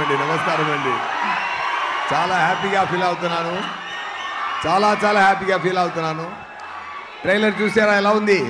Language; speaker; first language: Telugu; non-native, local second language; Tamil